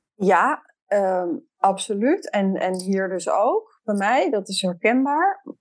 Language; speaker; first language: Dutch; native; Dutch